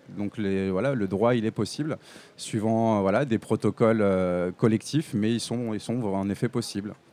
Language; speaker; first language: French; native; French